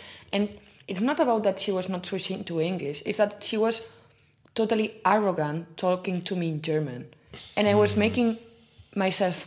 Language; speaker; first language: English; non-native, fluent; Spanish